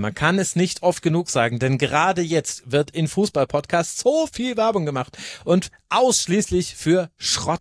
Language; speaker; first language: German; native; German